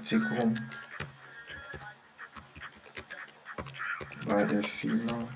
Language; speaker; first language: German; non-native, fluent; French